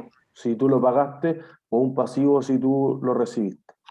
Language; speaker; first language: Spanish; native; Spanish